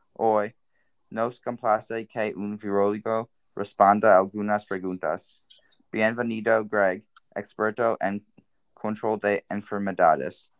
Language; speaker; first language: Spanish; non-native, learner; English